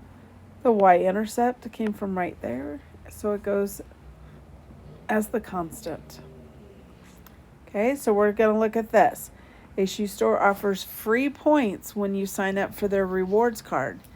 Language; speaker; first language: English; native; English